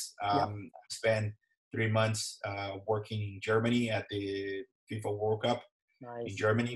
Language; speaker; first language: English; non-native, fluent; Portuguese